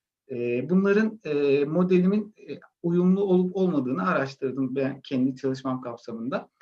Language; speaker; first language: Turkish; native; Turkish